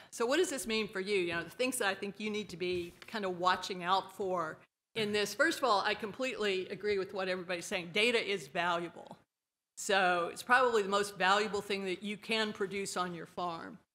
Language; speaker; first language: English; native; English